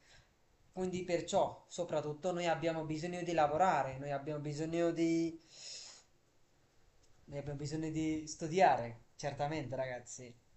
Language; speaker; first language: Italian; non-native, fluent; Bangla